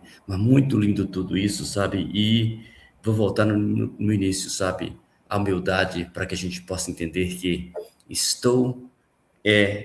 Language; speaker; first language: Portuguese; native; Portuguese